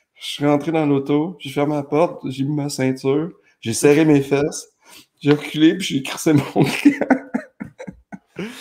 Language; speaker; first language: French; native; French